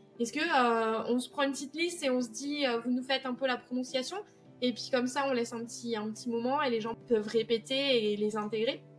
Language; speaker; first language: French; native; French